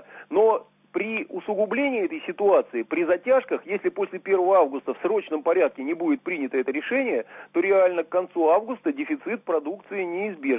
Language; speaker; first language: Russian; native; Russian